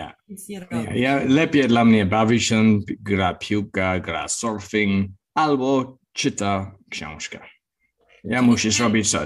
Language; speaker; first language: Polish; non-native, learner; English